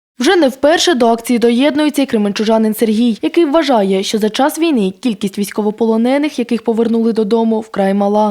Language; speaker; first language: Ukrainian; native; Ukrainian